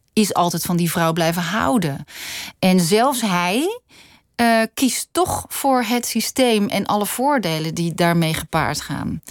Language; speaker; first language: Dutch; native; Dutch